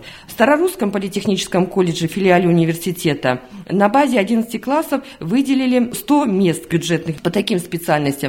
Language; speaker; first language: Russian; native; Russian